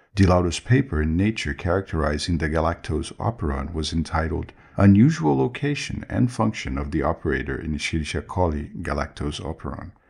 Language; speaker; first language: English; non-native, fluent; Portuguese